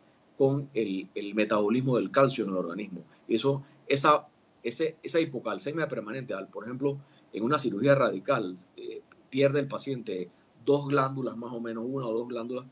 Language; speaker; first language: Spanish; native; Spanish